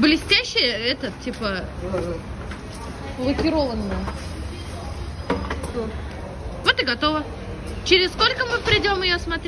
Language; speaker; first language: Russian; native; Russian